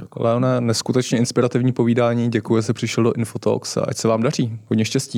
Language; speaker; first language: Czech; native; Czech